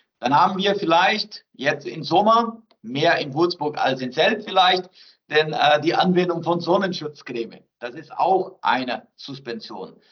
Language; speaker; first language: German; non-native, fluent; Portuguese